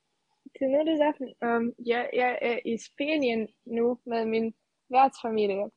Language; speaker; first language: Danish; non-native, learner; Serbian